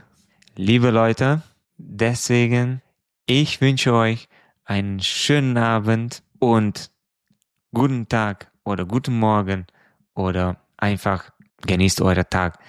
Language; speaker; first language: German; non-native, fluent; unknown